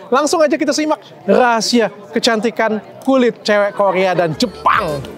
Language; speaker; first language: Indonesian; native; Indonesian